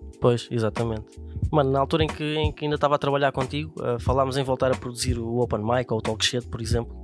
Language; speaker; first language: Portuguese; native; Portuguese